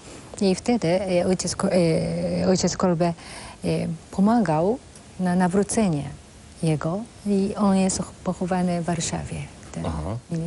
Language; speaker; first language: Polish; non-native, fluent; Japanese